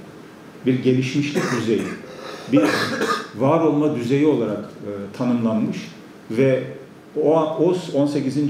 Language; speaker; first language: Turkish; native; Turkish